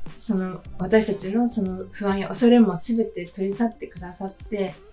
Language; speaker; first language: Japanese; native; Japanese